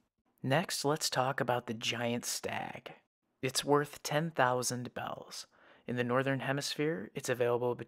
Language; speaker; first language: English; native; English